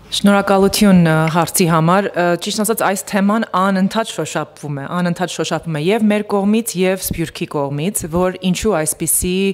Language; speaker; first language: Armenian; early bilingual, heritage; Armenian